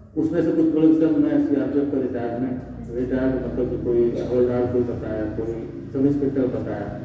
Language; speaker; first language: Hindi; native; Hindi